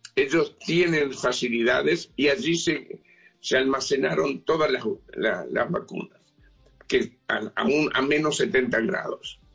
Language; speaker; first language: Spanish; native; Spanish